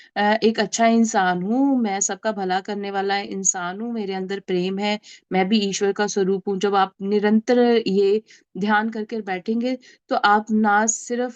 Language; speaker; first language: Hindi; native; Hindi